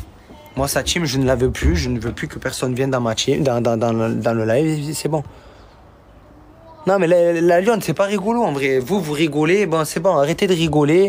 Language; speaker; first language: French; native; French